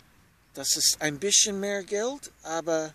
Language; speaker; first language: German; non-native, learner; English